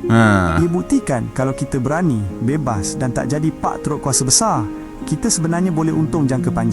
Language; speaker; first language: Malay; native; Malay